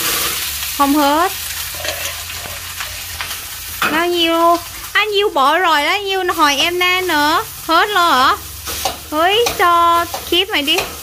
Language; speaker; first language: Vietnamese; non-native, learner; Thai